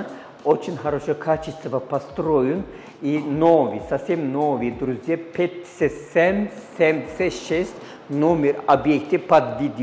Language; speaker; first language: Russian; non-native, learner; Turkish